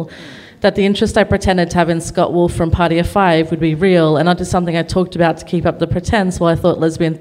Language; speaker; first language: English; native; English